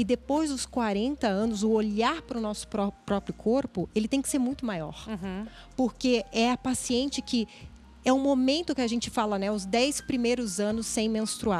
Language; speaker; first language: Portuguese; native; Portuguese